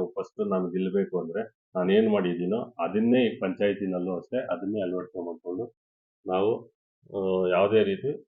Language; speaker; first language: Kannada; native; Kannada